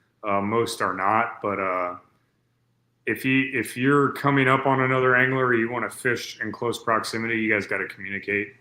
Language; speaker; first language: English; native; English